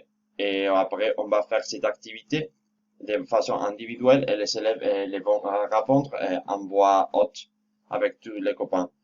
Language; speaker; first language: French; non-native, fluent; Spanish